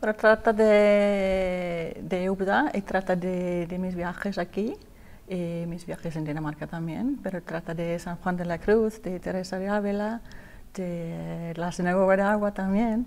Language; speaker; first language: Spanish; non-native, learner; Danish